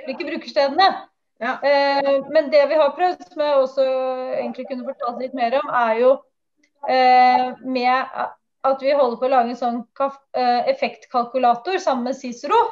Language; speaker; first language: Norwegian; native; Norwegian